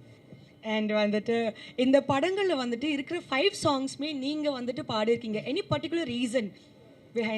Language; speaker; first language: Tamil; native; Tamil